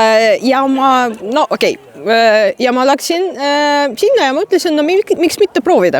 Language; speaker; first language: Estonian; non-native, fluent; Russian